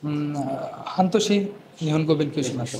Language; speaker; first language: Japanese; non-native, learner; Bangla